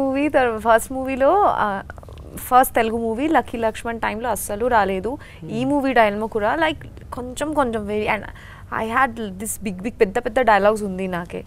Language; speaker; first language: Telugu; non-native, learner; Bangla